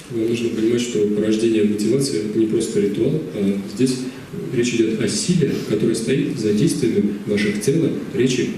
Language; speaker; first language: Russian; native; Russian